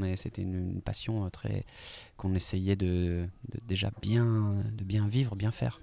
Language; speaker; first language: French; native; French